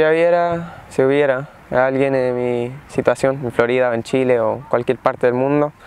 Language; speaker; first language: Spanish; early bilingual, heritage; Spanish